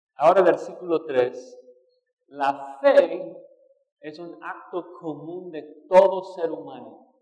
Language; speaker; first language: Spanish; non-native, fluent; English